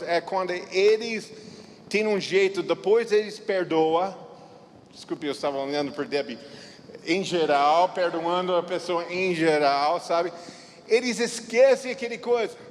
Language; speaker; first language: Portuguese; non-native, fluent; English